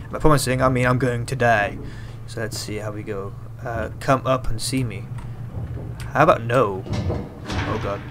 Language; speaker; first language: English; native; English